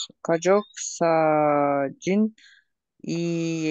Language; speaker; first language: Korean; non-native, learner; Kyrgyz